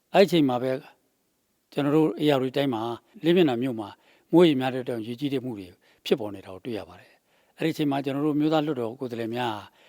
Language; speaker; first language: Burmese; native; Burmese